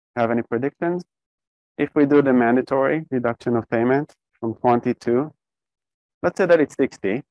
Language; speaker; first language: English; non-native, fluent; Hebrew